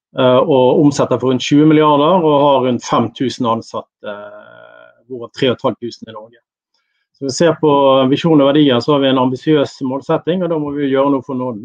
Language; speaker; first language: Norwegian; native; Norwegian